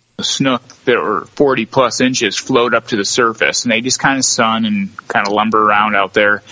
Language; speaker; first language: English; native; English